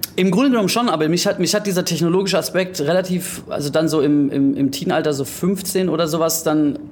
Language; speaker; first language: German; early bilingual, heritage; German